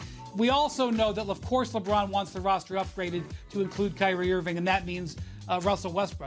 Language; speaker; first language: English; native; English